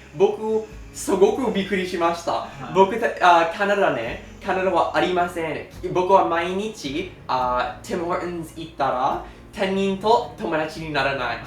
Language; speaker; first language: Japanese; non-native, learner; English